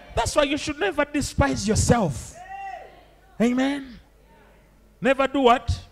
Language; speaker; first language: English; non-native, local second language; Ganda